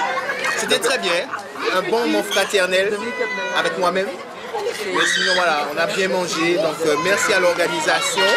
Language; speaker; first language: French; native; French